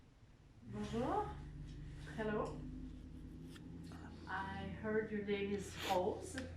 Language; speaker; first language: English; non-native, learner; French